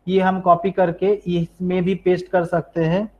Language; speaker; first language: Hindi; non-native, local second language; Bangla